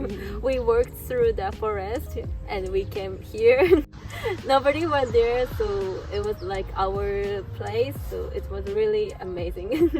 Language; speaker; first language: English; non-native, learner; Japanese